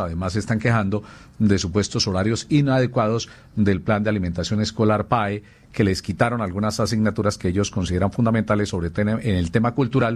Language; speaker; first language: Spanish; native; Spanish